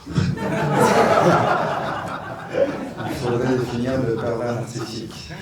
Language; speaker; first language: French; non-native, fluent; Spanish